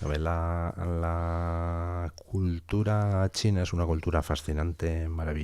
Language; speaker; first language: Spanish; native; Spanish